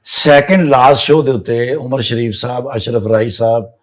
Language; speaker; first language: Urdu; non-native, local second language; Punjabi